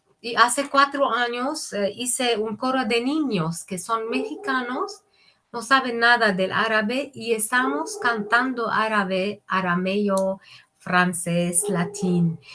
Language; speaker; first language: Spanish; non-native, fluent; Arabic